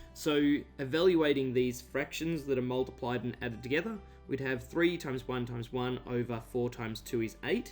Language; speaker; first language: English; native; English